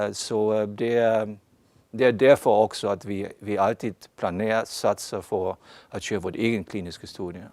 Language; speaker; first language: Swedish; non-native, fluent; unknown